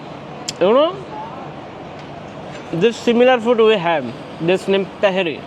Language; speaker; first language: English; non-native, learner; Bangla